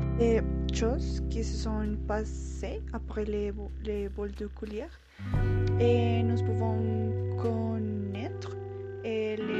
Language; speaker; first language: French; non-native, learner; Spanish